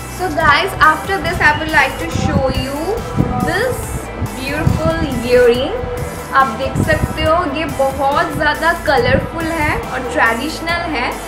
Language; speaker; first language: Hindi; non-native, local second language; Bangla